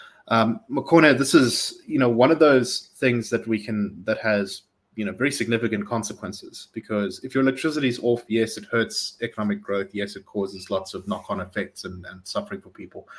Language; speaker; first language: English; native; English